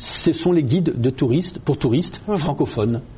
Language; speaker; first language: French; native; French